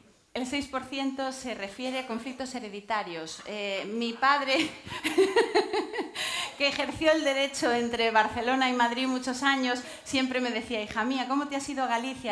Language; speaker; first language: Spanish; native; Spanish